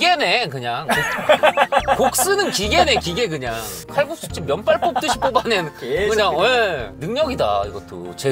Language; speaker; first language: Korean; native; Korean